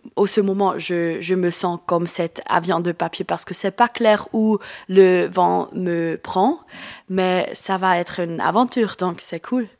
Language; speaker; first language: French; non-native, learner; Swiss German